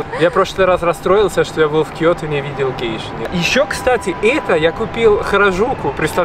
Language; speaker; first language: Russian; non-native, fluent; Spanish